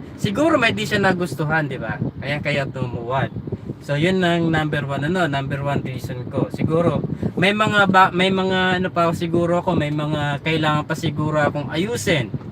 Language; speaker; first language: Filipino; non-native, local second language; Bikol